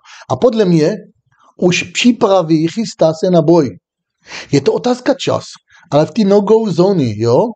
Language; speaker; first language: Czech; non-native, fluent; Hebrew